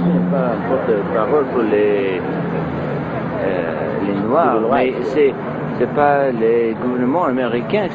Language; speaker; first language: French; non-native, learner; English